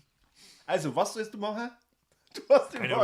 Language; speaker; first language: German; native; German